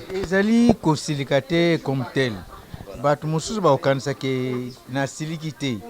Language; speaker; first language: Lingala; non-native, local second language; Kituba (Democratic Republic of Congo)